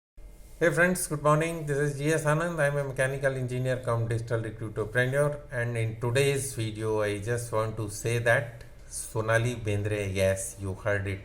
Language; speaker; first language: English; non-native, local second language; Hindi